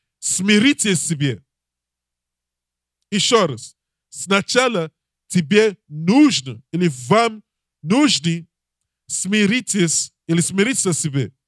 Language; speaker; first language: Russian; non-native, learner; English